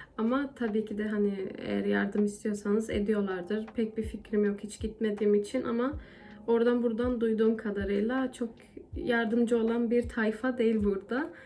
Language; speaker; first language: Turkish; early bilingual, heritage; Turkish